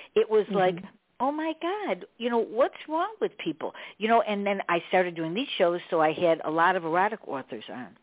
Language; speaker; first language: English; native; English